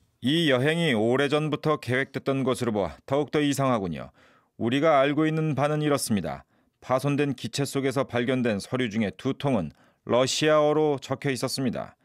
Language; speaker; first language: Korean; native; Korean